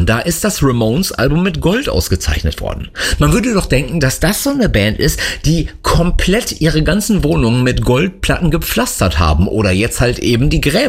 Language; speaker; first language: German; native; German